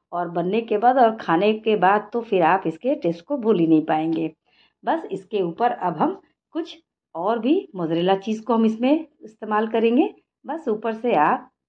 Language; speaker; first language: Hindi; native; Hindi